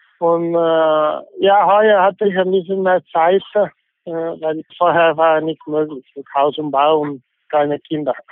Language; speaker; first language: German; non-native, learner; English